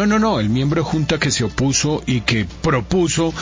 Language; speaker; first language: Spanish; native; Spanish